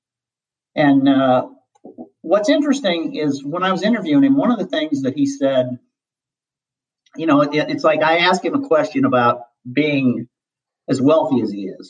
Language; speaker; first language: English; native; English